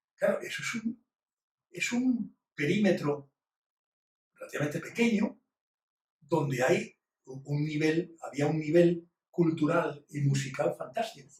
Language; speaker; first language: Spanish; native; Spanish